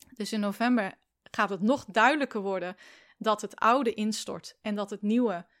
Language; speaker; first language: Dutch; native; Dutch